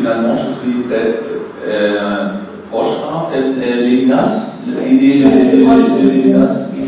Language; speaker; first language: French; non-native, learner; German